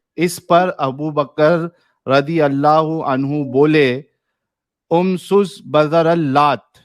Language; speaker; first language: Urdu; native; Urdu